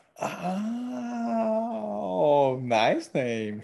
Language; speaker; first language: English; non-native, learner; Portuguese